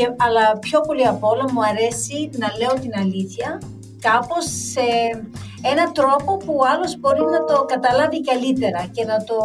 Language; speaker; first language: Greek; early bilingual, heritage; Greek